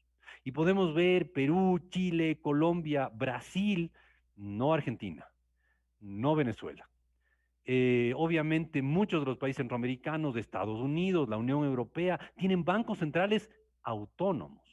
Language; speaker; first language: Spanish; native; Spanish